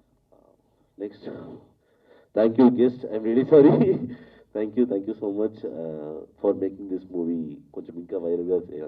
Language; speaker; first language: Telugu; non-native, fluent; Tamil